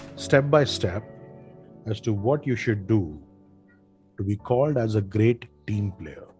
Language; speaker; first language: English; non-native, local second language; Hindi